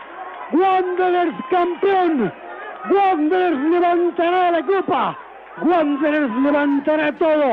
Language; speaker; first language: Spanish; native; Spanish